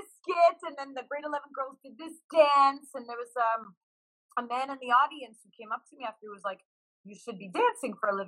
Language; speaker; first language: English; native; English